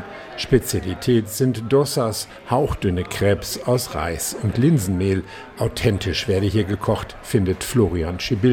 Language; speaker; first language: German; native; German